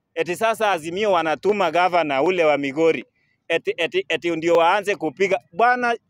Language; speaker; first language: Swahili; native; Swahili